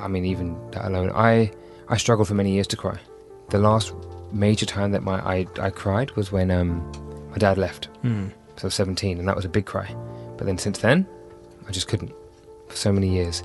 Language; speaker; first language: English; native; English